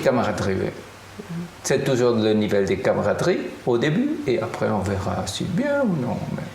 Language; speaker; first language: French; non-native, fluent; German